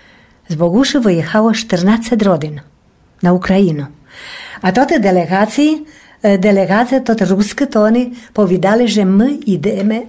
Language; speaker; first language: Polish; non-native, local second language; Rusyn